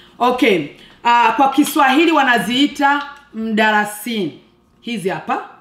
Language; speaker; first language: Swahili; non-native, local second language; Rundi